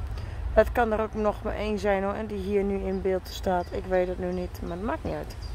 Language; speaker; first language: Dutch; native; Dutch